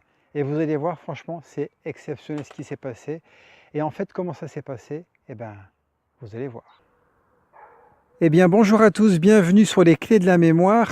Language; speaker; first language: French; native; French